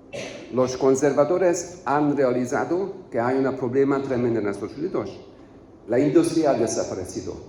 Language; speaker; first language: Spanish; non-native, learner; Hungarian